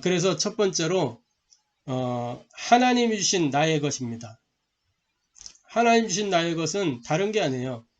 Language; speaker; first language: Korean; native; Korean